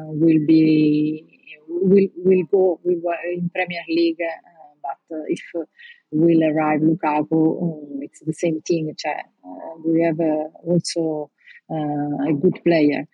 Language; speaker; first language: English; non-native, learner; Italian